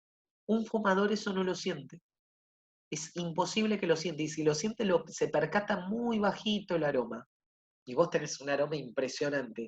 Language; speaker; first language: Spanish; native; Spanish